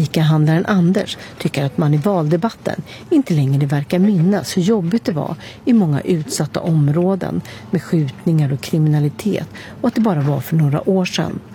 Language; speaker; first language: Swedish; native; Swedish